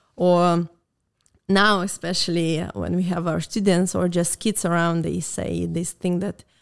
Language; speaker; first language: English; non-native, fluent; Russian